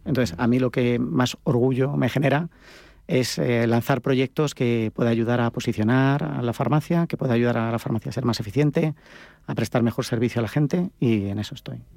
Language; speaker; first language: Spanish; native; Spanish